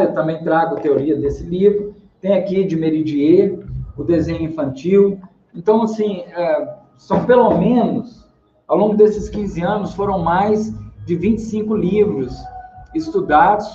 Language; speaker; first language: Portuguese; native; Portuguese